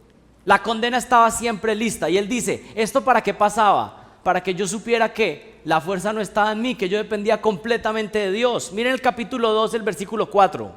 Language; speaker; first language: Spanish; native; Spanish